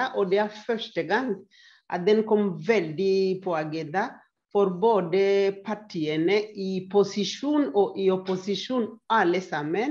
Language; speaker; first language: Swedish; non-native, fluent; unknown